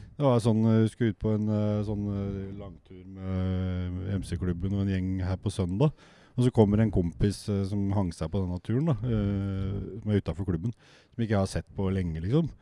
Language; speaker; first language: Norwegian; native; Norwegian